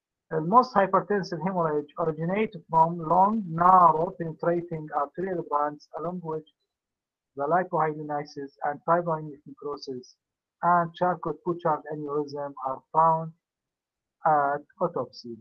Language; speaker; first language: English; non-native, fluent; Arabic